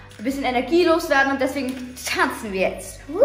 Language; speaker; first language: German; native; German